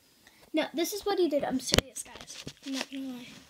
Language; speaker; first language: English; native; English